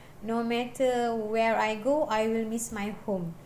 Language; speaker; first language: English; non-native, local second language; Malay